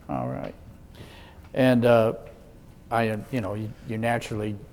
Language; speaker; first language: English; native; English